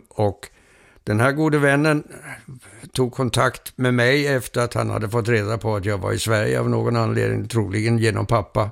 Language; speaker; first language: Swedish; early bilingual, heritage; Swedish